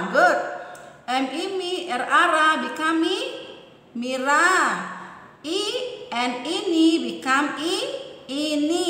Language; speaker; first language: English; non-native, learner; Indonesian